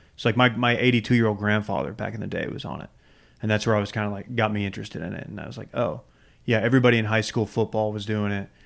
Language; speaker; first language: English; native; English